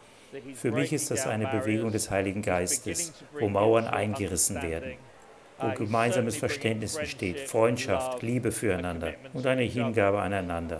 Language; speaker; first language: German; native; German